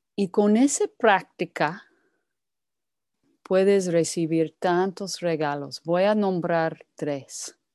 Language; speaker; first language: Spanish; non-native, fluent; English